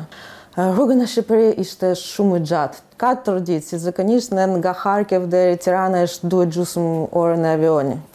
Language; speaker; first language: Albanian; non-native, learner; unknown